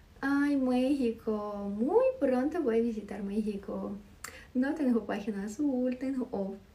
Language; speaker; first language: Spanish; non-native, learner; Russian